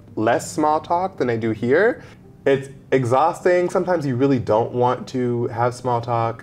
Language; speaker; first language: English; native; English